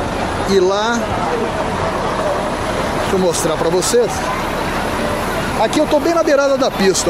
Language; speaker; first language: Portuguese; native; Portuguese